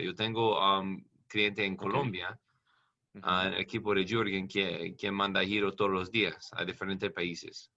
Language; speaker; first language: Spanish; non-native, learner; English